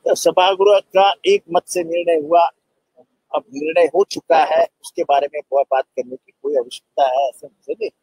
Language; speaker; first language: Hindi; non-native, local second language; Marathi